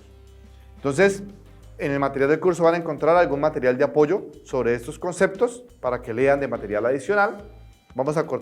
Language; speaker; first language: Spanish; native; Spanish